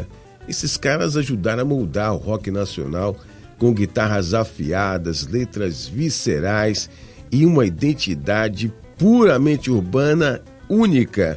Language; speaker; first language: Portuguese; native; Portuguese